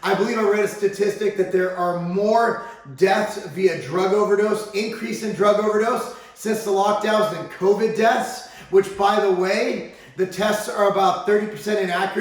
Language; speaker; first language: English; native; English